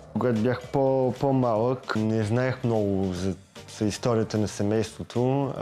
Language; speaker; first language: Bulgarian; early bilingual, heritage; Bulgarian